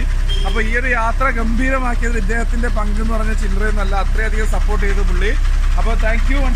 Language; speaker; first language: Malayalam; native; Malayalam